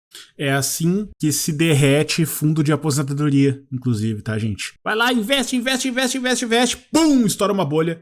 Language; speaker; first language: Portuguese; native; Portuguese